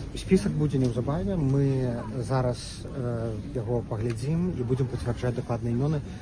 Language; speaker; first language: Belarusian; native; Belarusian